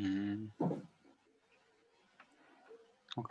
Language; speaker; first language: English; non-native, learner; Spanish